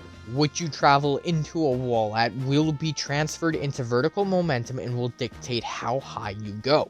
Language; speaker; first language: English; native; English